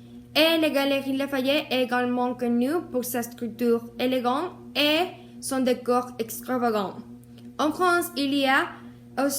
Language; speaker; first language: French; non-native, learner; Spanish